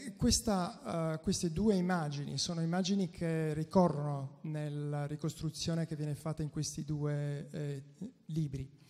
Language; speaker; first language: Italian; native; Italian